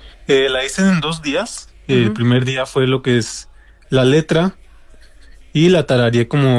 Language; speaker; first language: Spanish; native; Spanish